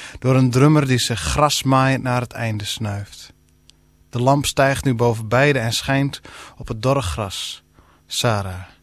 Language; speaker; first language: Dutch; non-native, local second language; Western Frisian